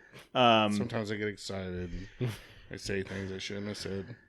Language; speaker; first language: English; native; English